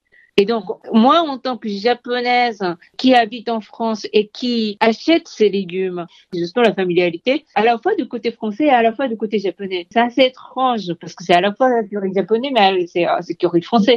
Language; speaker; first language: French; non-native, fluent; Japanese